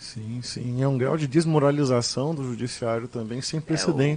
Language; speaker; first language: Portuguese; native; Portuguese